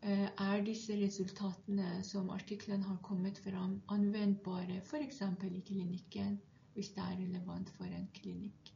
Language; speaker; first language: Norwegian; non-native, fluent; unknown